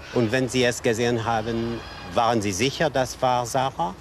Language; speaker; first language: German; non-native, fluent; French